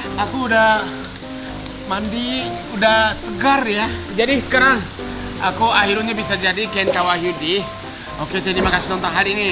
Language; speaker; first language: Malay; non-native, fluent; Japanese